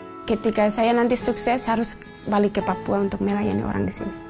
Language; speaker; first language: Indonesian; non-native, local second language; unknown